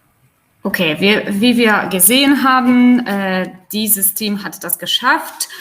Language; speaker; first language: German; non-native, fluent; Polish